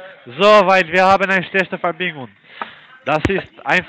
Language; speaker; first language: German; early bilingual, other home language; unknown